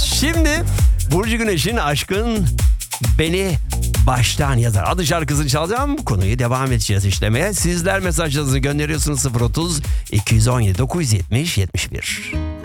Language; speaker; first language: Turkish; early bilingual, heritage; Turkish